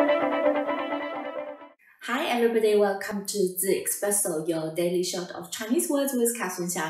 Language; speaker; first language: English; non-native, fluent; Chinese